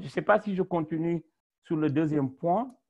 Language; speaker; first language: French; non-native, local second language; Wolof